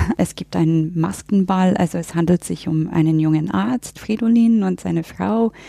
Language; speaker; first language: German; non-native, fluent; English